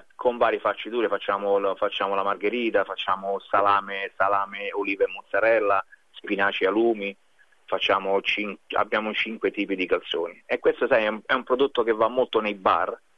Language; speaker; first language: Italian; native; Italian